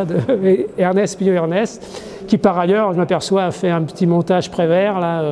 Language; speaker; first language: French; native; French